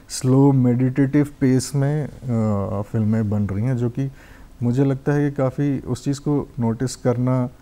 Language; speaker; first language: Hindi; non-native, local second language; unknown